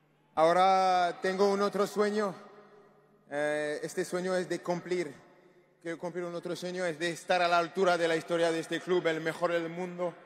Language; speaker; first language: Spanish; non-native, learner; French